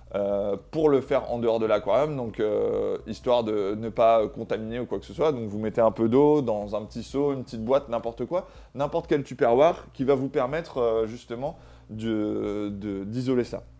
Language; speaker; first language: French; native; French